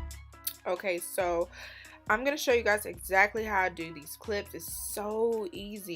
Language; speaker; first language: English; native; English